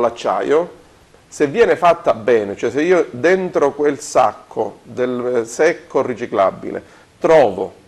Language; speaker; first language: Italian; native; Italian